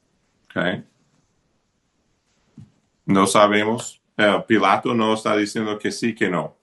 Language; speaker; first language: Spanish; non-native, fluent; English